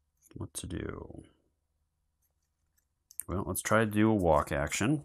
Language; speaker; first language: English; native; English